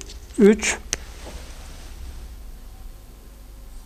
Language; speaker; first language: Turkish; native; Turkish